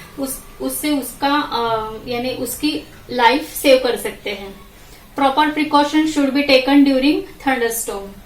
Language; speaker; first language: Hindi; non-native, local second language; Marathi